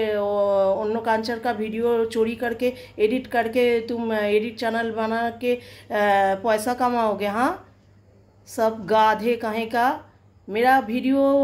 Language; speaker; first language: Hindi; non-native, local second language; Bangla